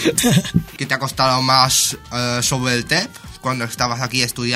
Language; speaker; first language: Spanish; non-native, fluent; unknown